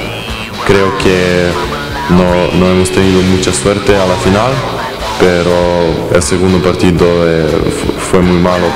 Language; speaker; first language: Spanish; non-native, fluent; Serbian